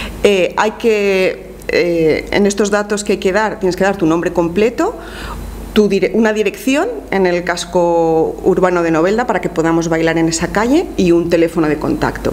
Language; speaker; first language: Spanish; native; Spanish